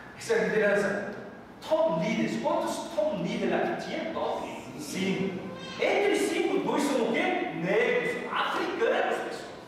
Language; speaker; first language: Portuguese; non-native, fluent; Korean